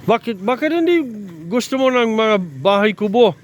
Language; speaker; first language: Filipino; non-native, learner; English